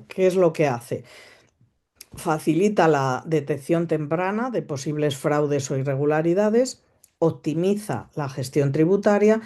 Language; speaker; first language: Spanish; native; Spanish